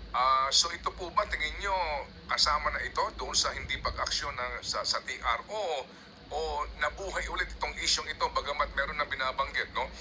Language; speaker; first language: Filipino; native; Filipino